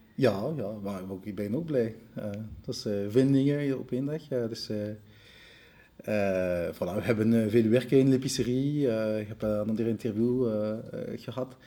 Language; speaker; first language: Dutch; non-native, local second language; French